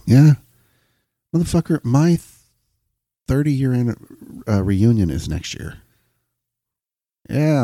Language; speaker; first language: English; native; English